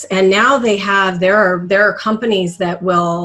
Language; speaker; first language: English; native; English